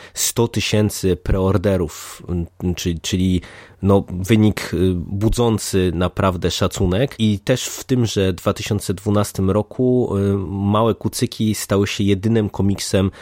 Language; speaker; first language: Polish; native; Polish